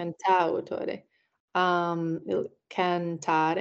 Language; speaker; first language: Italian; non-native, learner; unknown